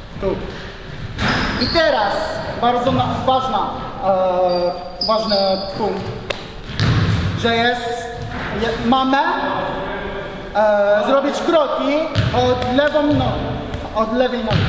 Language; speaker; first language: Polish; non-native, learner; Japanese